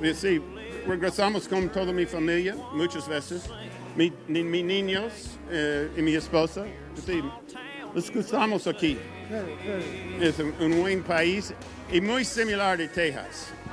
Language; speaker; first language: Spanish; non-native, learner; English